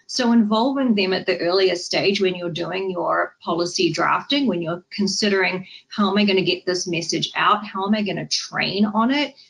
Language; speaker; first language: English; native; English